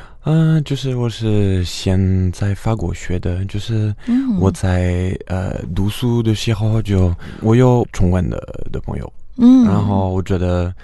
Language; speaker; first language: Chinese; non-native, fluent; French